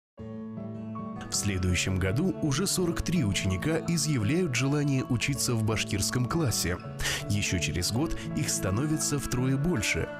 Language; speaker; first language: Russian; native; Russian